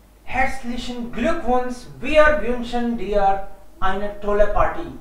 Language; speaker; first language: German; non-native, fluent; Hindi